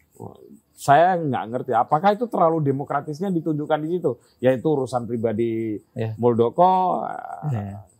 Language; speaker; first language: Indonesian; native; Indonesian